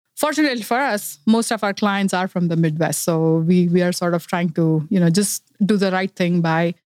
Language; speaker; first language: English; non-native, local second language; Kannada